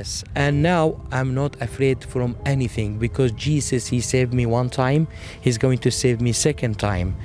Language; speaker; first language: English; non-native, learner; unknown